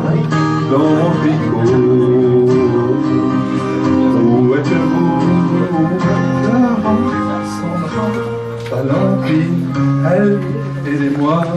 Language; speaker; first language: French; native; French